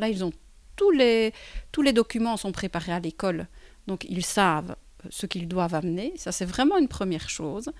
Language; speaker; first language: French; native; French